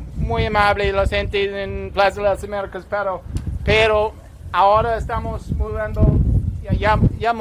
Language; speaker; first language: Spanish; non-native, learner; English